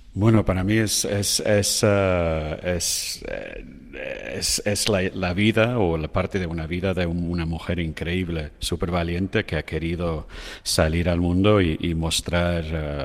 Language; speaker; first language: Spanish; non-native, fluent; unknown